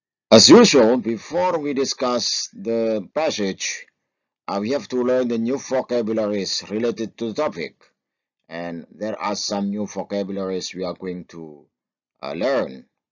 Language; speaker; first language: English; non-native, fluent; Indonesian